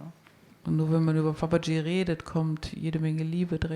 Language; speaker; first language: German; native; German